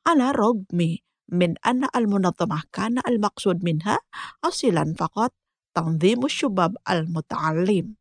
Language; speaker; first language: Arabic; non-native, fluent; Indonesian